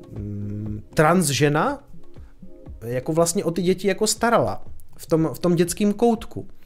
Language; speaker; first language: Czech; native; Czech